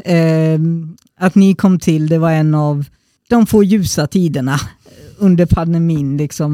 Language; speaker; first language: Swedish; native; Swedish